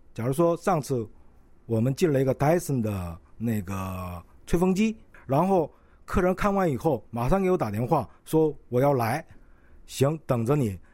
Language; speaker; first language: Chinese; non-native, local second language; Korean